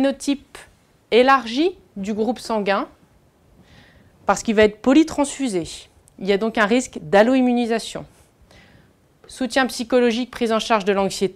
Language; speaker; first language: French; native; French